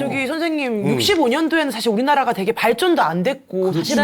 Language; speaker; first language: Korean; native; Korean